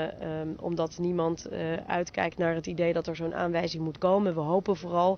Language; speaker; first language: Dutch; native; Dutch